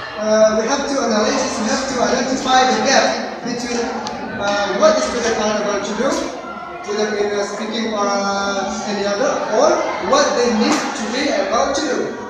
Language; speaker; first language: English; non-native, learner; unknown